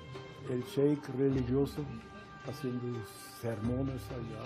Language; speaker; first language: Spanish; non-native, fluent; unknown